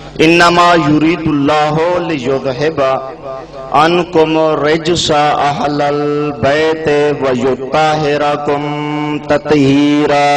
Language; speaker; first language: Urdu; non-native, local second language; Saraiki